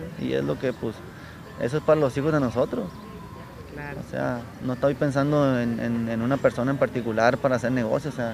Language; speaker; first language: Spanish; native; Spanish